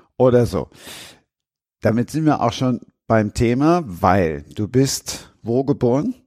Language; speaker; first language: German; native; German